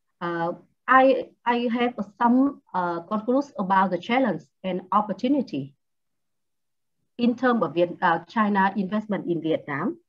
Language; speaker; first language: English; non-native, learner; Vietnamese